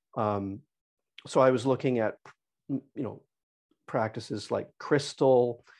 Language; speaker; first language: English; native; English